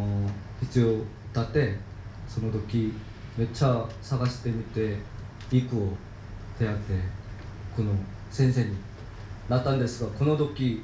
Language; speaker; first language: Japanese; non-native, learner; Korean